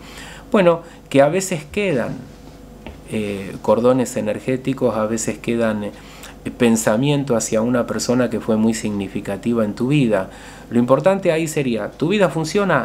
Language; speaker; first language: Spanish; native; Spanish